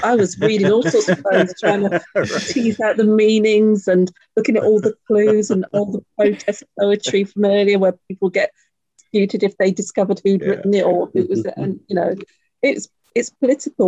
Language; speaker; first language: English; native; English